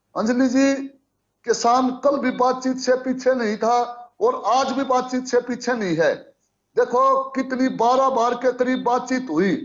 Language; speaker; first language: Hindi; native; Hindi